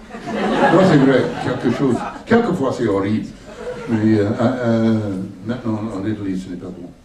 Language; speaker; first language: French; non-native, learner; English